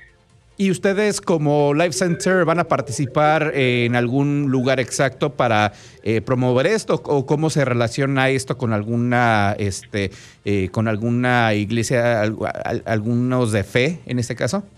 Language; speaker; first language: Spanish; native; Spanish